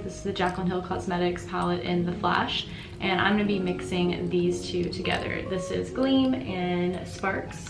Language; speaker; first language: English; native; English